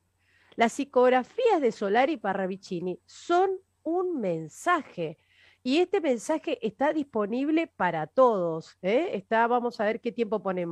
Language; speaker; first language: Spanish; native; Spanish